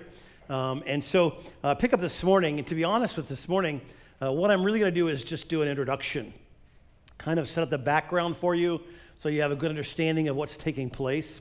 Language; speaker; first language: English; native; English